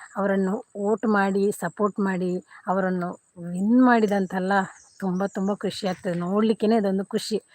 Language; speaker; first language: Kannada; non-native, local second language; Tulu